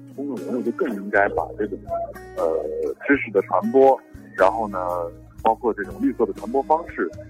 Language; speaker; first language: Chinese; native; Chinese